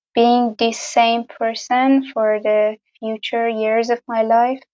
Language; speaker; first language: English; non-native, fluent; Persian